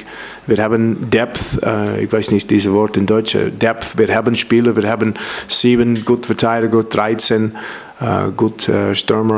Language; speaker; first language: German; non-native, learner; English